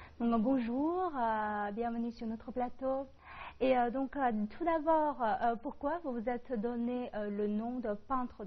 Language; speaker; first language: French; non-native, fluent; Chinese